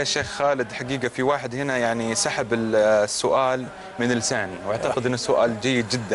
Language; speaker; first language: Arabic; native; Arabic